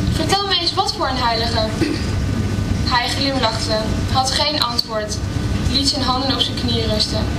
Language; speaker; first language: Dutch; early bilingual, other home language; Persian